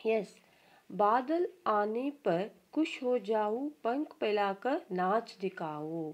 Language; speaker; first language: Hindi; non-native, local second language; Kannada